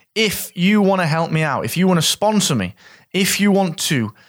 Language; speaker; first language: English; native; English